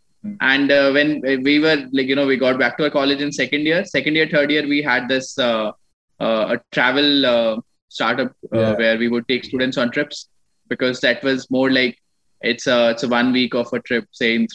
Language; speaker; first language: English; non-native, local second language; Punjabi